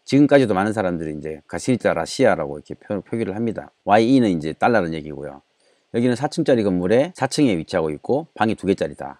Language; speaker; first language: Korean; native; Korean